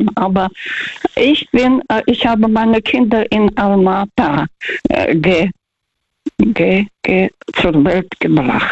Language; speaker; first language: German; non-native, fluent; Russian